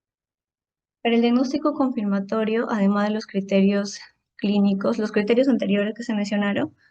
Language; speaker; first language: Spanish; native; Spanish